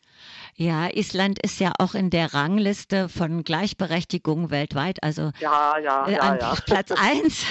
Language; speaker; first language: German; native; German